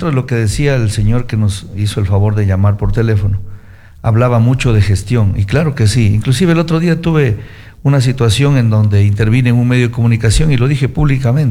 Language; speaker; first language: Spanish; native; Spanish